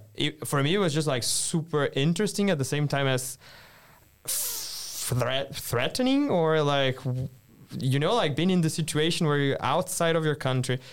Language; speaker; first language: English; non-native, fluent; Portuguese